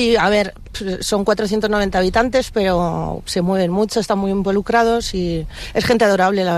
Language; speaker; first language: Spanish; native; Spanish